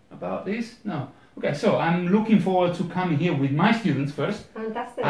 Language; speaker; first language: English; non-native, fluent; Italian